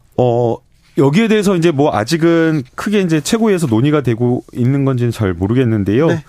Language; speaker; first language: Korean; native; Korean